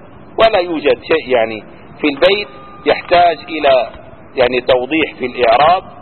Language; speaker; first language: Arabic; native; Arabic